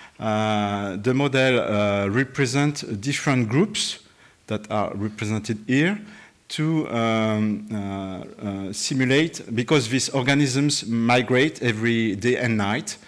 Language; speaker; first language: English; non-native, fluent; French